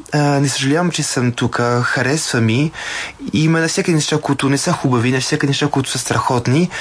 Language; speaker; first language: Bulgarian; non-native, fluent; French